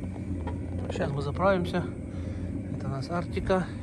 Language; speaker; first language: Russian; native; Russian